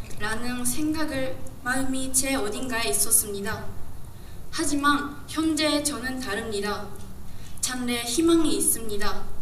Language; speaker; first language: Korean; non-native, learner; Japanese